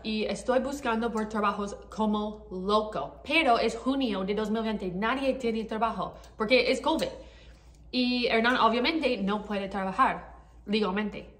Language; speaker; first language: Spanish; non-native, learner; English